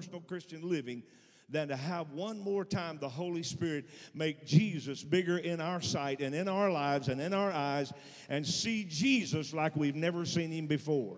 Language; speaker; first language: English; native; English